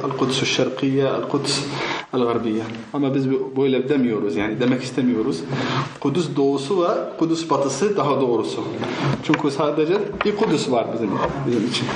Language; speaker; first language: Turkish; non-native, fluent; Arabic